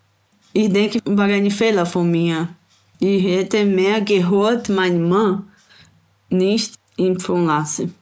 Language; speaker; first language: German; non-native, learner; Portuguese